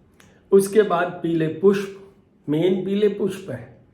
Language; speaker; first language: Hindi; native; Hindi